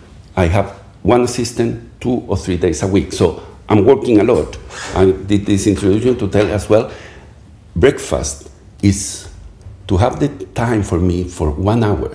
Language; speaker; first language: English; non-native, fluent; Spanish